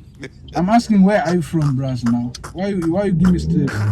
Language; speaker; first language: English; non-native, local second language; Swahili